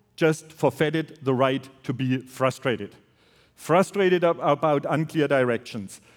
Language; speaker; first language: English; non-native, fluent; German